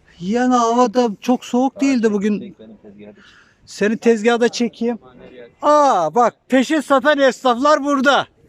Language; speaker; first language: Turkish; native; Turkish